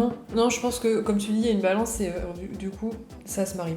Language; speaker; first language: French; native; French